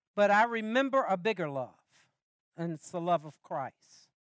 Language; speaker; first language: English; native; English